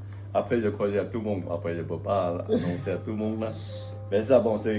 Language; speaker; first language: French; non-native, fluent; Vietnamese